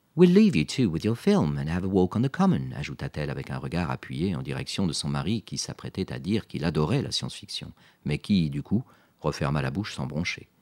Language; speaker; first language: French; native; French